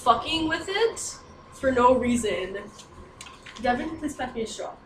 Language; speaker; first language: English; native; English